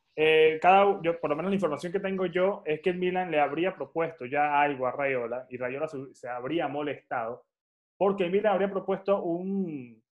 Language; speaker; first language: Spanish; native; Spanish